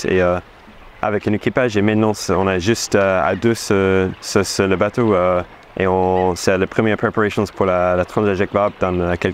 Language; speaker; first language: French; non-native, fluent; English